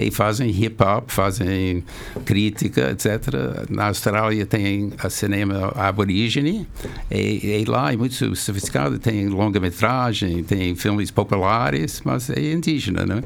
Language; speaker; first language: Portuguese; non-native, fluent; English